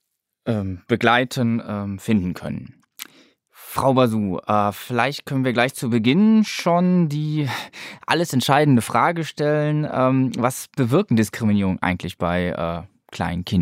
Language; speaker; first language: German; native; German